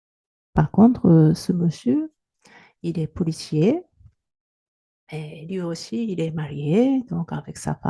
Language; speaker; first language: French; non-native, fluent; Japanese